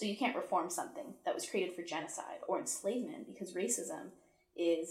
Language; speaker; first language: English; native; English